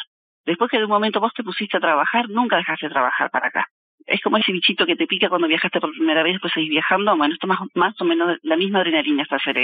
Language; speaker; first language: Spanish; native; Spanish